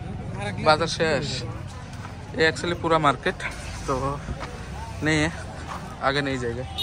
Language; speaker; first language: Hindi; non-native, local second language; Bangla